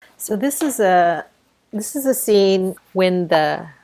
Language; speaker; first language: English; native; English